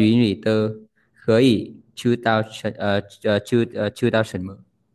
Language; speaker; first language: Chinese; non-native, learner; Vietnamese